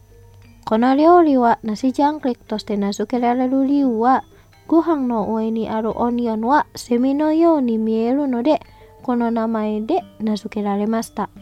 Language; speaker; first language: Japanese; non-native, fluent; Indonesian